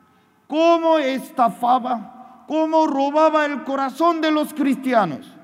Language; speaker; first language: Spanish; non-native, fluent; Korean